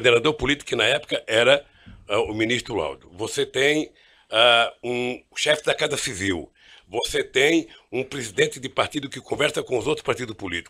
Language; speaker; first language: Portuguese; native; Portuguese